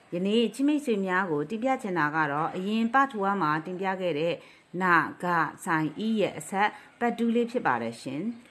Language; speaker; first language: Burmese; non-native, local second language; Kachin